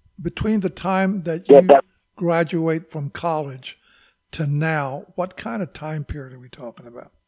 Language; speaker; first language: English; native; English